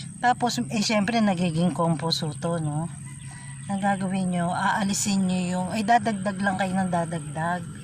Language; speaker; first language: Filipino; native; Filipino